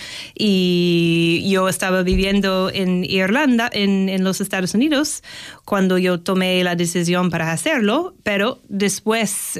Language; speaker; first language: Spanish; non-native, fluent; English